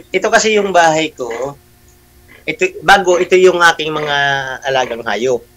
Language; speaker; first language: Filipino; native; Filipino